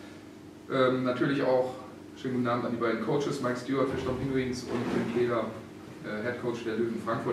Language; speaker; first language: German; native; German